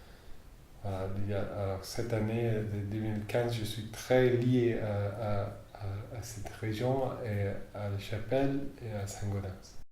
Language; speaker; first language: French; non-native, fluent; English